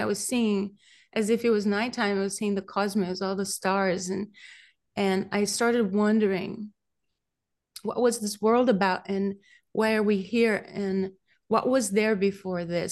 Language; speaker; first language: English; non-native, fluent; Portuguese